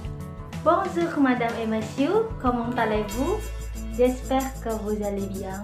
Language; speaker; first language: French; non-native, learner; Indonesian